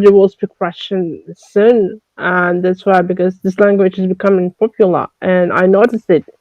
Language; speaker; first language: English; non-native, learner; French